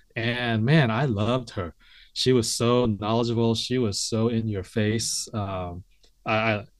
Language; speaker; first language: English; native; English